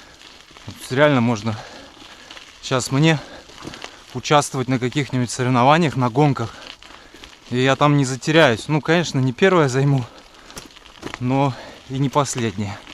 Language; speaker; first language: Russian; native; Russian